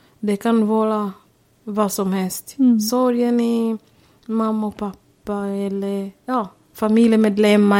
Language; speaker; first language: Swedish; non-native, fluent; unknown